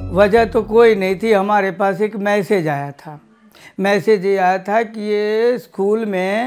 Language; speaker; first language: Hindi; native; Hindi